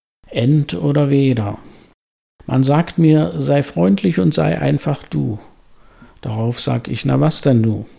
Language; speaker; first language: German; native; German